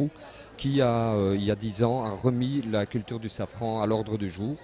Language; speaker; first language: French; native; French